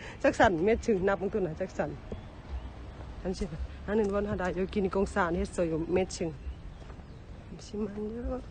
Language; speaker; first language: Korean; non-native, learner; Thai